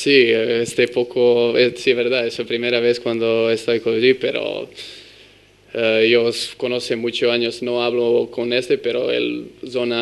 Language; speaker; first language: Spanish; non-native, learner; Serbian